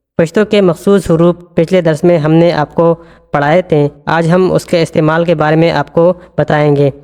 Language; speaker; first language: Urdu; non-native, local second language; Pashto